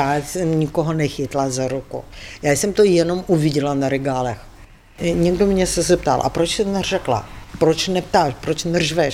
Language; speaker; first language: Czech; non-native, fluent; Ukrainian